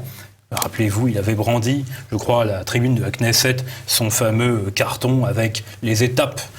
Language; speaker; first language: French; native; French